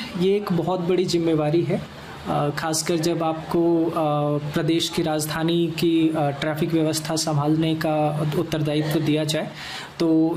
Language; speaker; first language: Hindi; native; Hindi